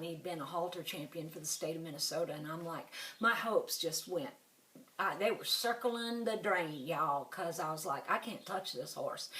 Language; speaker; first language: English; native; English